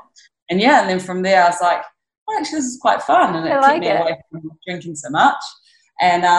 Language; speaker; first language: English; native; English